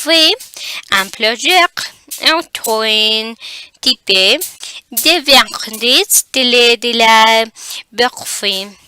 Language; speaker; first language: French; non-native, learner; Spanish